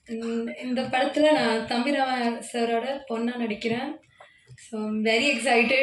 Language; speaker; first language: Tamil; early bilingual, heritage; Tamil